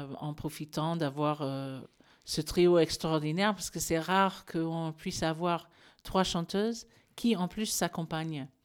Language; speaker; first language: French; non-native, fluent; English